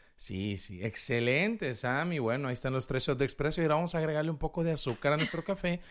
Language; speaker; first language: Spanish; native; Spanish